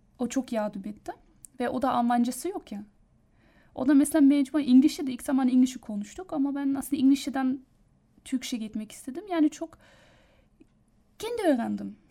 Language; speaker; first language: Turkish; non-native, learner; German